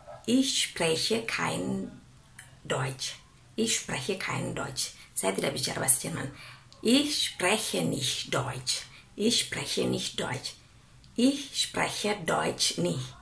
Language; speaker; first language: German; non-native, fluent; Indonesian